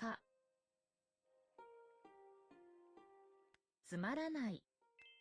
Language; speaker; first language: Japanese; non-native, learner; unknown